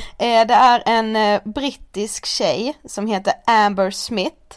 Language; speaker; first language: Swedish; native; Swedish